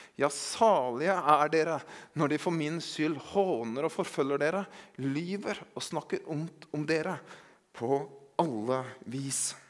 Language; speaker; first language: Norwegian; native; Norwegian